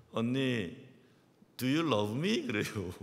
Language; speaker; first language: Korean; native; Korean